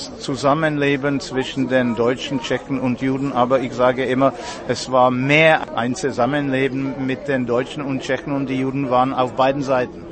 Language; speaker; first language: German; non-native, fluent; Czech